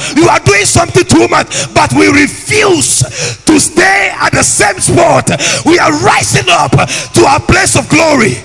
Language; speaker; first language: English; non-native, local second language; Akan